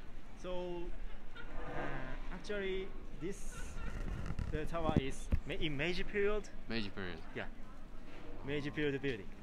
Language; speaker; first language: English; non-native, learner; Japanese